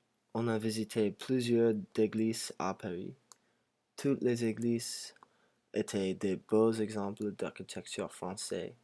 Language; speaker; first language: French; non-native, learner; English